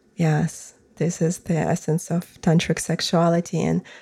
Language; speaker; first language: English; non-native, fluent; Russian